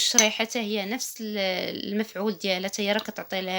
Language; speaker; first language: Arabic; native; Arabic